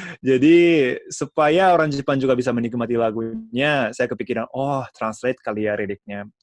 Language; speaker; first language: Indonesian; non-native, fluent; Japanese